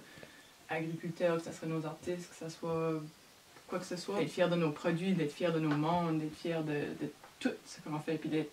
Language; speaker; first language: French; native; French